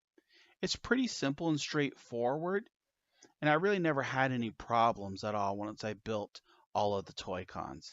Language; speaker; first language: English; native; English